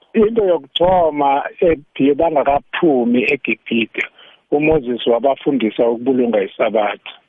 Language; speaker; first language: Zulu; non-native, local second language; South Ndebele